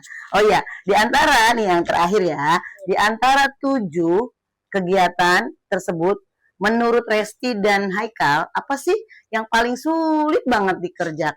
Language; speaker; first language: Indonesian; native; Indonesian